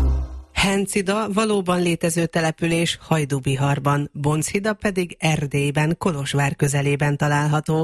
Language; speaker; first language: Hungarian; native; Hungarian